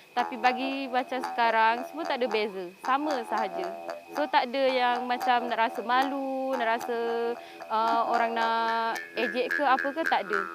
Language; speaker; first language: Malay; non-native, local second language; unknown